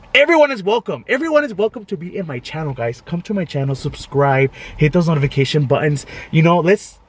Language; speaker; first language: English; native; English